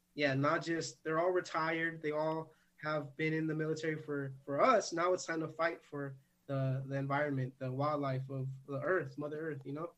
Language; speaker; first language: English; native; English